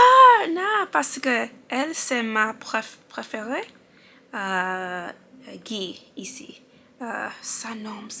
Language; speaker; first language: French; non-native, learner; English